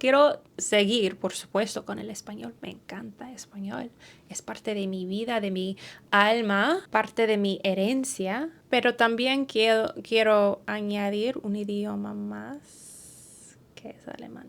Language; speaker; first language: Spanish; early bilingual, heritage; English